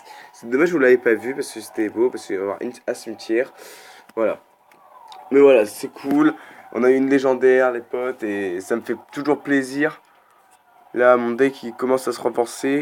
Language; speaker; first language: French; native; French